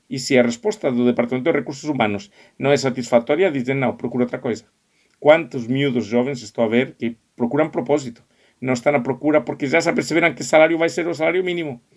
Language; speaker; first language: Portuguese; non-native, fluent; Spanish